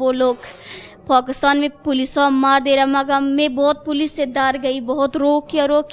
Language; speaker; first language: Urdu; non-native, learner; Persian